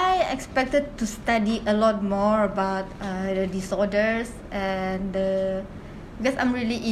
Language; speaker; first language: English; non-native, local second language; Malay